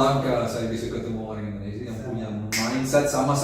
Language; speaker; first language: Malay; non-native, fluent; Dutch